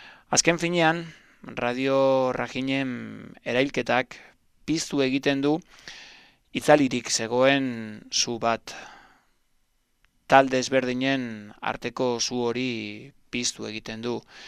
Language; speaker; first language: Basque; native; Basque